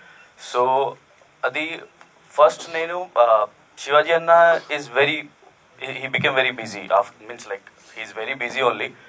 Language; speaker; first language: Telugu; non-native, learner; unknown